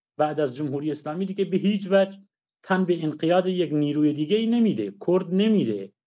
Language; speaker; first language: Persian; non-native, local second language; Kurdish